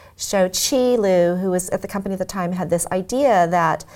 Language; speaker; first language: English; native; English